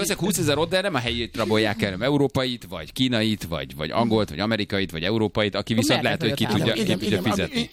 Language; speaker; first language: Hungarian; native; Hungarian